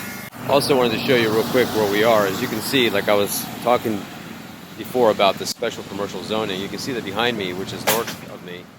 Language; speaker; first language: English; native; English